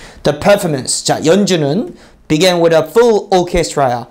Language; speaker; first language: English; non-native, fluent; Korean